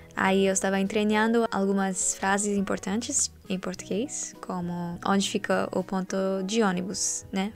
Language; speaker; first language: Portuguese; non-native, learner; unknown